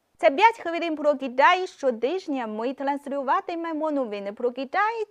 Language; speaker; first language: Ukrainian; non-native, fluent; Chinese